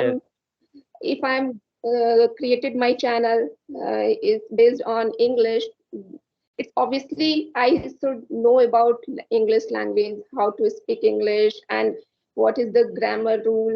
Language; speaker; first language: English; non-native, learner; Hindi